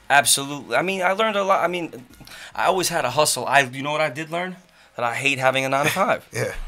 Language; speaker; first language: English; native; English